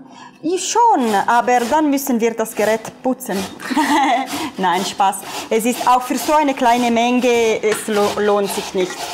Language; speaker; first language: German; non-native, fluent; Italian